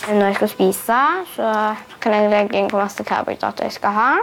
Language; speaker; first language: Norwegian; native; Norwegian